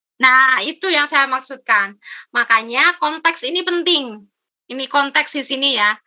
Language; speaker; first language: Indonesian; non-native, local second language; Javanese